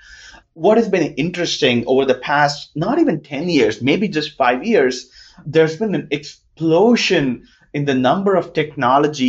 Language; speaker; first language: English; non-native, local second language; Tamil